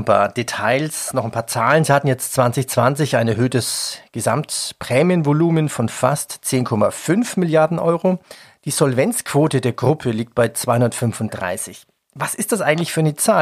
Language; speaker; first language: German; native; German